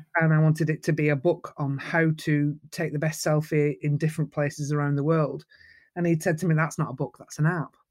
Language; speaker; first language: English; native; English